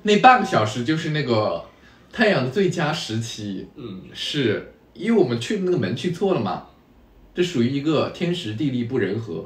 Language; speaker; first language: Chinese; native; Chinese